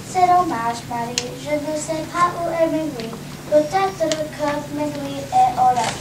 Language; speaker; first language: French; non-native, learner; English